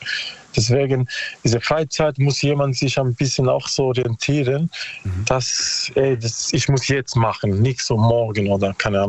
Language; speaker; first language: German; non-native, learner; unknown